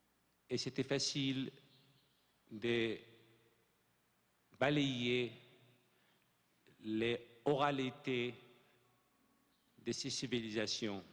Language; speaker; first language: French; non-native, fluent; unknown